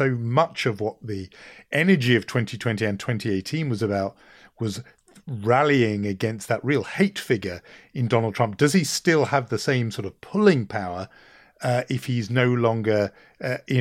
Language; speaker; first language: English; native; English